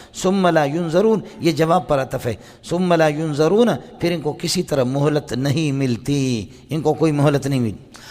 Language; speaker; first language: Urdu; non-native, local second language; Baluchi